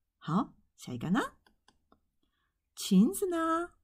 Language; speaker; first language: Chinese; non-native, fluent; Japanese